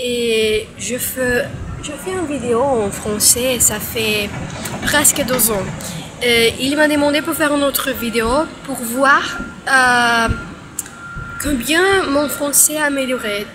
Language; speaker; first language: French; non-native, learner; Portuguese